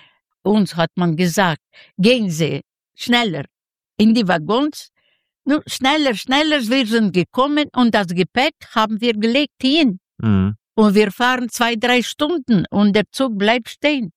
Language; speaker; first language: German; non-native, fluent; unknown